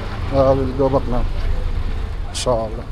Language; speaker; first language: English; non-native, local second language; Filipino